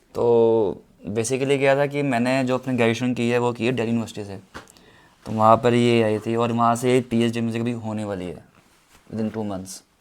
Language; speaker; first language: Hindi; native; Hindi